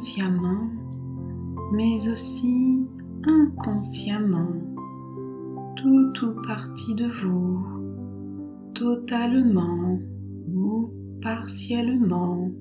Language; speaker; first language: French; native; French